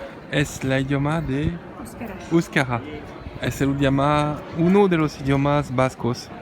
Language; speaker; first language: Spanish; non-native, learner; French